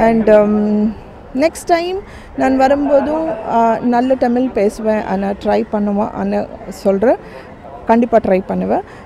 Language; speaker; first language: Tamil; non-native, learner; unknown